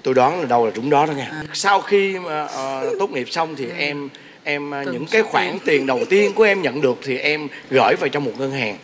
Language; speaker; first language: Vietnamese; native; Vietnamese